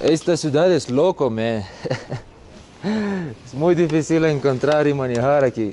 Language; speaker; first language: Spanish; non-native, learner; English